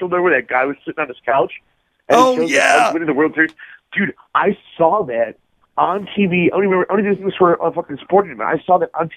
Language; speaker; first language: English; native; English